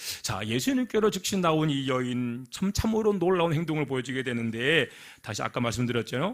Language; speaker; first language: Korean; native; Korean